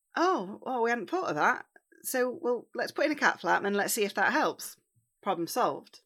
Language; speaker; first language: English; native; English